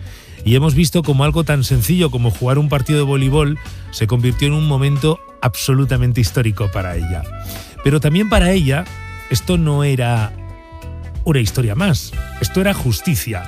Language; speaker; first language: Spanish; native; Spanish